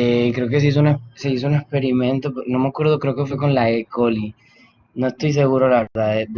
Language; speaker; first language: Spanish; native; Spanish